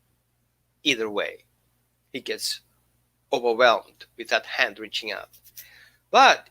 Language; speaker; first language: English; non-native, fluent; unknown